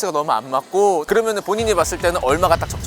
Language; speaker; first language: Korean; native; Korean